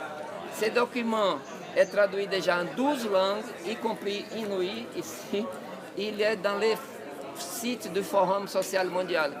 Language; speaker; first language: French; non-native, fluent; Portuguese